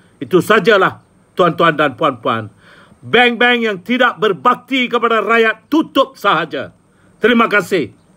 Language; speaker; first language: Malay; non-native, local second language; Tamil